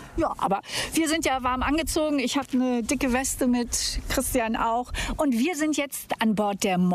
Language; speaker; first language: German; native; German